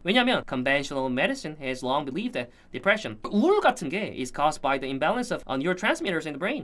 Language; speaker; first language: English; non-native, fluent; Korean